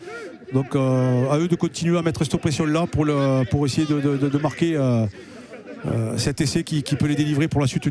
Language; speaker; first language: French; native; French